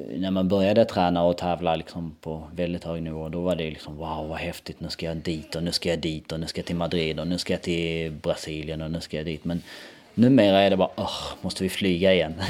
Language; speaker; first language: Swedish; early bilingual, other home language; Albanian